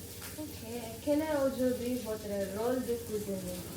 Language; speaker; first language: French; non-native, learner; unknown